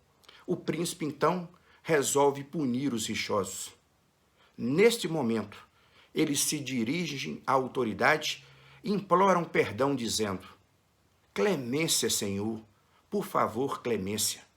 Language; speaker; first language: Portuguese; native; Portuguese